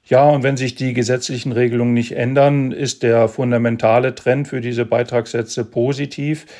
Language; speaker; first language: German; native; German